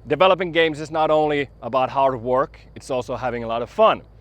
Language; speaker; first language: English; non-native, fluent; Finnish